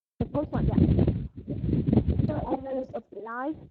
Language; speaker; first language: English; non-native, learner; Vietnamese